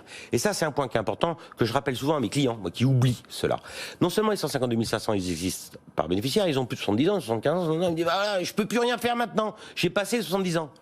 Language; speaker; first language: French; native; French